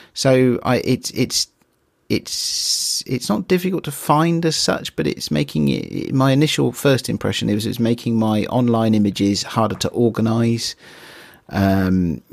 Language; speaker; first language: English; native; English